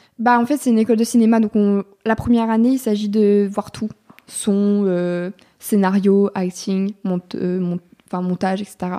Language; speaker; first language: French; native; French